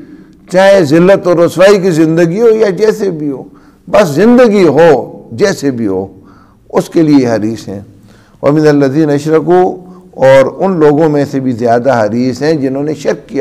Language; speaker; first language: Urdu; native; Urdu